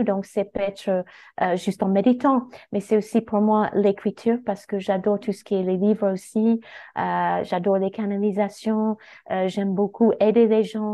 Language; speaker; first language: French; non-native, fluent; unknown